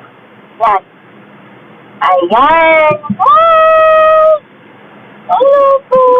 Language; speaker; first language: Filipino; native; Filipino